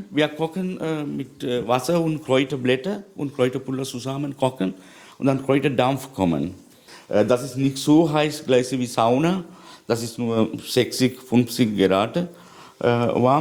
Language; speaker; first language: German; non-native, learner; Sinhala